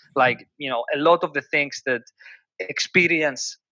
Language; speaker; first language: English; non-native, fluent; Greek